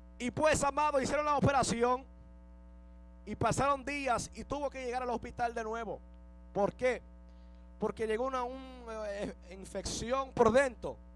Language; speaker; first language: Spanish; early bilingual, heritage; Spanish